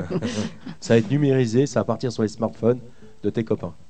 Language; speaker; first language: French; native; French